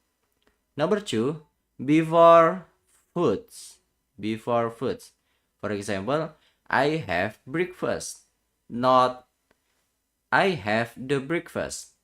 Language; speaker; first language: English; non-native, learner; Indonesian